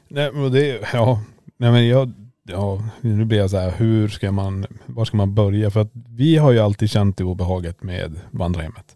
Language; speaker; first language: Swedish; native; Swedish